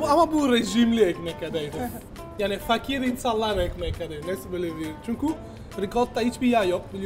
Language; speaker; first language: Turkish; non-native, learner; Italian